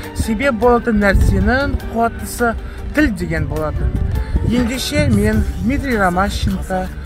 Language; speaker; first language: Kazakh; non-native, local second language; Russian